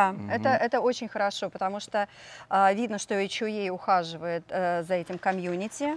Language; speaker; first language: Russian; native; Russian